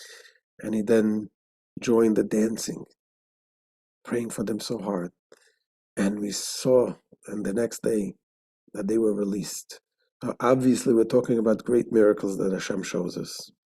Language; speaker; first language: English; non-native, fluent; Hebrew